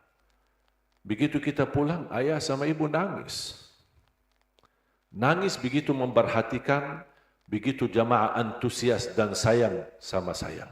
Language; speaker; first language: Indonesian; non-native, fluent; Arabic